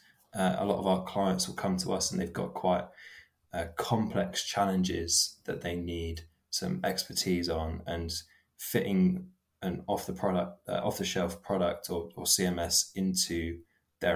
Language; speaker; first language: English; native; English